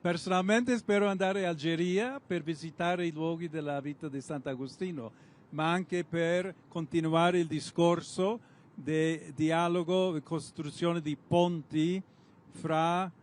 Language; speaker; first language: Italian; non-native, fluent; English